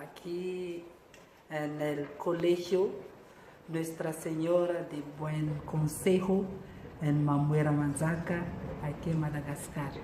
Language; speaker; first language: Spanish; non-native, learner; Malagasy